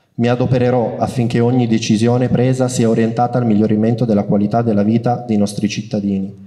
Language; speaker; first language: Italian; native; Italian